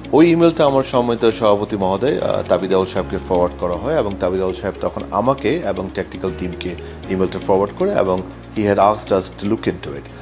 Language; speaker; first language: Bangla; native; Bangla